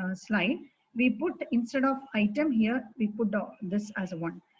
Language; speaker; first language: English; non-native, local second language; Malayalam